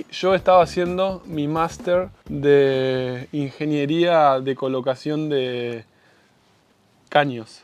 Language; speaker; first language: Spanish; native; Spanish